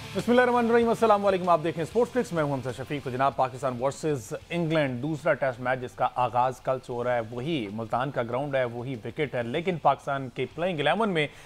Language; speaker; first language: Urdu; non-native, local second language; Punjabi